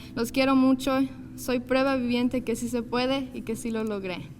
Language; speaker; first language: Spanish; early bilingual, other home language; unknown